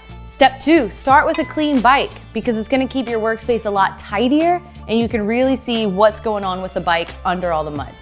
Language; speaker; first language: English; native; English